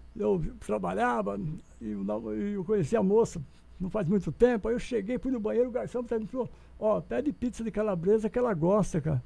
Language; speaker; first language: Portuguese; native; Portuguese